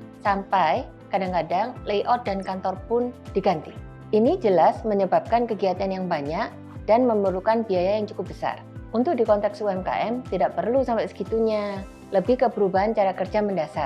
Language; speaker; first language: Indonesian; native; Indonesian